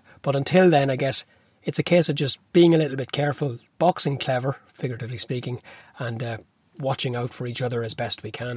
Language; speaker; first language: English; native; English